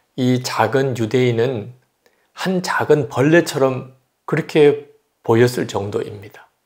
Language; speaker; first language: Korean; native; Korean